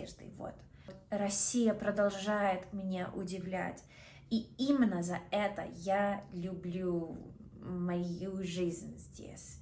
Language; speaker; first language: Russian; non-native, fluent; English